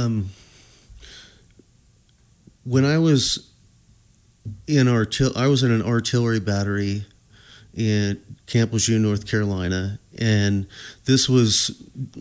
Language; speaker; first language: English; native; English